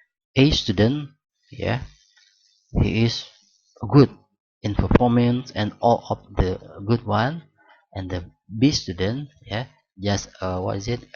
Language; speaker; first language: English; non-native, learner; Indonesian